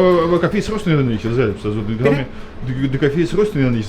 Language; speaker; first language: German; native; German